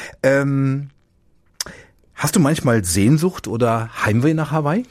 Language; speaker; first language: German; native; German